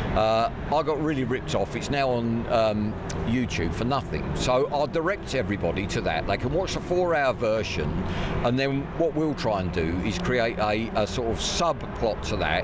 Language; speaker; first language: English; native; English